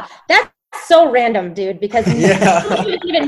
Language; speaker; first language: English; native; English